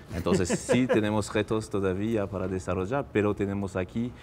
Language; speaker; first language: Spanish; non-native, fluent; French